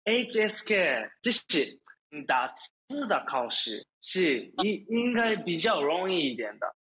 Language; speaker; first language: Chinese; non-native, learner; Japanese